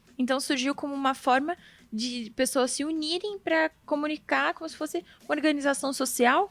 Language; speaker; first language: Portuguese; native; Portuguese